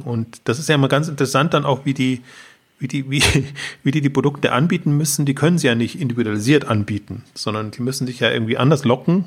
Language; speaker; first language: German; native; German